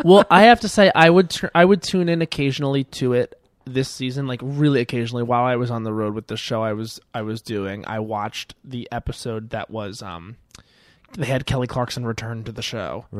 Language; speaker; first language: English; native; English